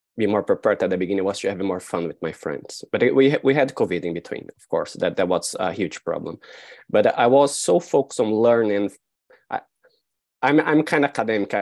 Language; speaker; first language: English; non-native, fluent; Portuguese